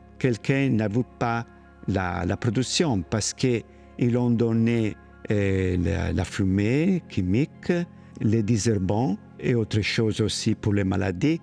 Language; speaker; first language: French; non-native, learner; Italian